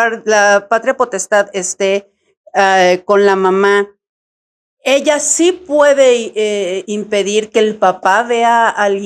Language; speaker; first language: Spanish; native; Spanish